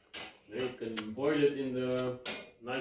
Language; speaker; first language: English; non-native, fluent; Dutch